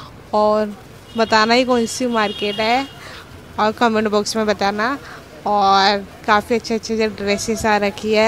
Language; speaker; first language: Hindi; native; Hindi